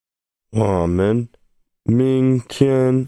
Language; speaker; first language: Chinese; non-native, learner; English